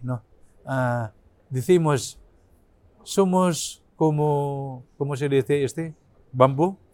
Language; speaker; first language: Spanish; non-native, learner; Cebuano